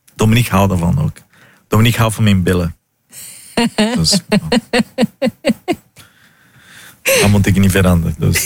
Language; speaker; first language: Dutch; non-native, fluent; Portuguese